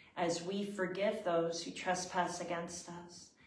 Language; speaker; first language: English; native; English